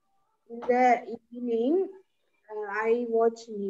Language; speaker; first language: English; non-native, learner; Sinhala